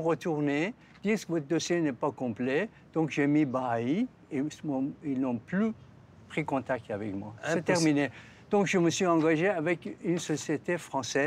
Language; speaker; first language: French; non-native, fluent; Persian